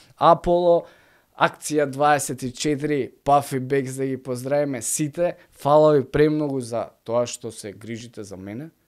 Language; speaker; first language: Macedonian; native; Macedonian